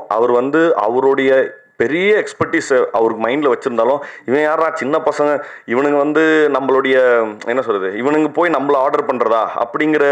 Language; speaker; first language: Tamil; native; Tamil